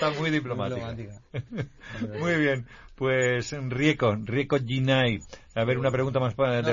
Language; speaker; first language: Spanish; native; Spanish